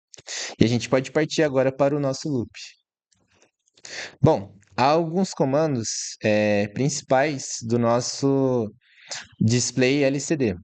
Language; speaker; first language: Portuguese; native; Portuguese